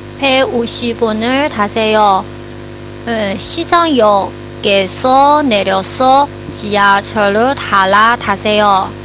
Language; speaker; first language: Korean; non-native, learner; Chinese